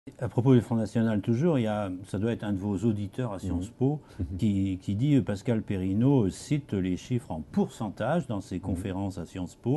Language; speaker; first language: French; native; French